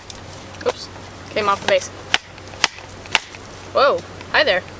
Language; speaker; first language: English; native; English